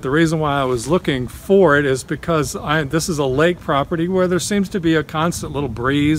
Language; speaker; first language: English; native; English